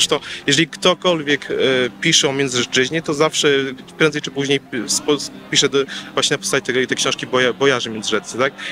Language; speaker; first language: Polish; native; Polish